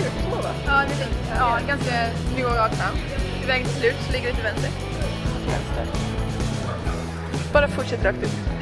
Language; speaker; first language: Swedish; native; Swedish